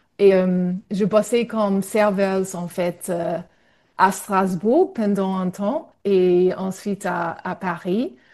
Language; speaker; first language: French; non-native, fluent; English